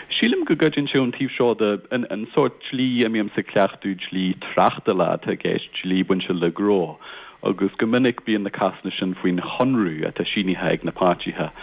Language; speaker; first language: Irish; non-native, local second language; English